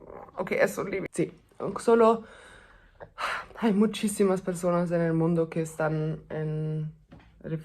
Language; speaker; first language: Spanish; non-native, fluent; German